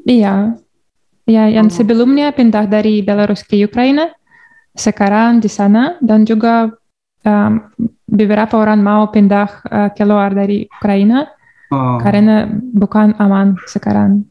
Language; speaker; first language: Indonesian; non-native, learner; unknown